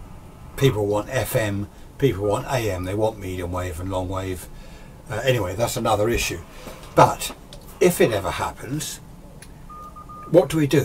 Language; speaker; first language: English; native; English